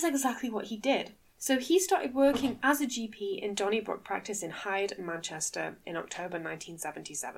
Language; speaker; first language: English; native; English